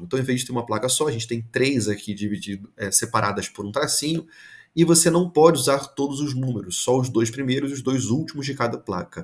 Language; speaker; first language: Portuguese; native; Portuguese